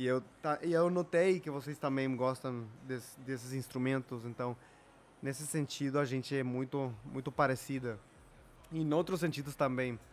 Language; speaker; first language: Portuguese; non-native, fluent; Spanish